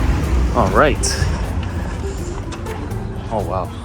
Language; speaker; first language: English; native; English